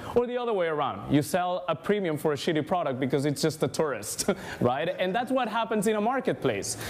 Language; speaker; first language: English; non-native, fluent; Spanish